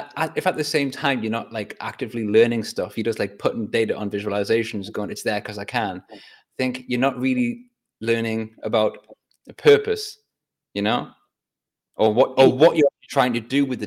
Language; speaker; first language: English; native; English